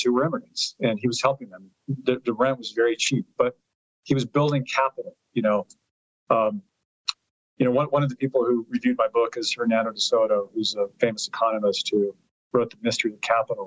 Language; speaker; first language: English; early bilingual, other home language; Italian